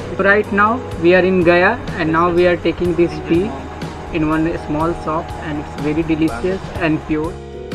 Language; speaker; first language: English; non-native, local second language; Hindi